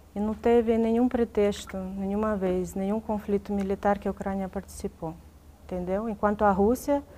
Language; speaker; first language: Portuguese; non-native, fluent; Russian